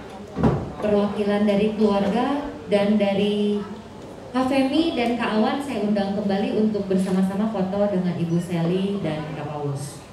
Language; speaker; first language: Indonesian; native; Indonesian